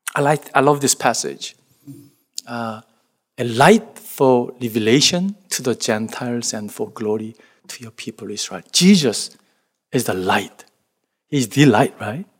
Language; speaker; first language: English; non-native, fluent; Korean